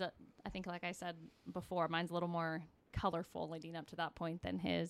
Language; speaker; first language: English; native; English